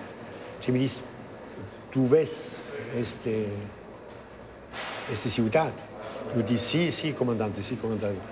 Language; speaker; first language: Spanish; non-native, fluent; German